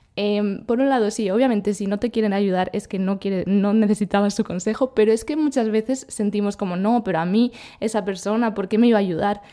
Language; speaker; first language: Spanish; native; Spanish